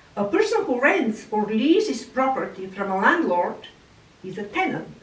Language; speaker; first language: English; non-native, fluent; Bulgarian